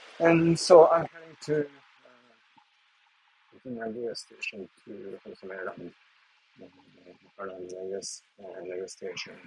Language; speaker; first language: English; non-native, learner; Japanese